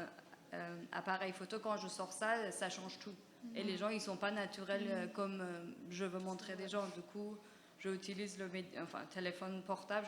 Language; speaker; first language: French; non-native, fluent; Persian